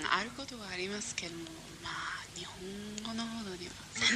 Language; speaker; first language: Japanese; non-native, learner; English